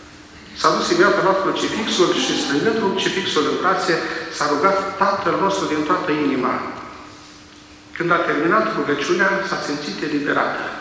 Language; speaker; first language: Romanian; native; Romanian